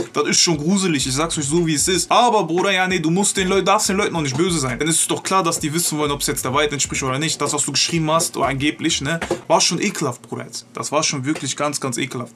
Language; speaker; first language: German; early bilingual, other home language; Turkish